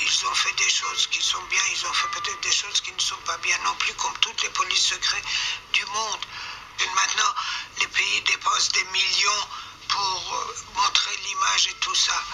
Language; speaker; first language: French; non-native, fluent; Persian